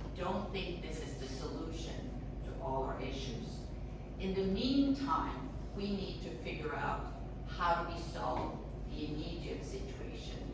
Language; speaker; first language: English; non-native, fluent; Swedish